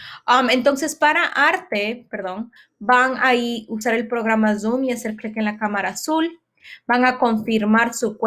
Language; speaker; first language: Spanish; early bilingual, heritage; Spanish